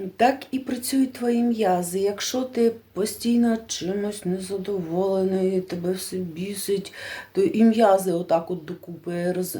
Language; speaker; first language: Ukrainian; native; Ukrainian